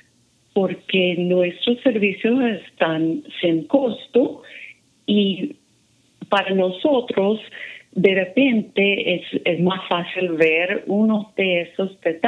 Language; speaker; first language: Spanish; non-native, fluent; English